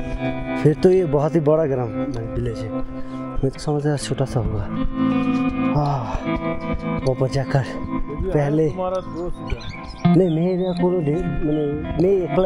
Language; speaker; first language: Hindi; non-native, learner; Bangla